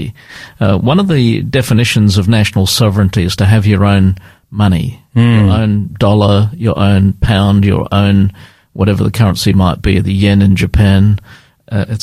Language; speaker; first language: English; native; English